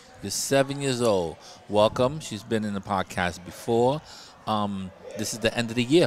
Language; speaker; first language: English; native; English